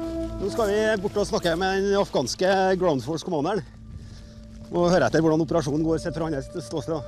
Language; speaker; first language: Norwegian; native; Norwegian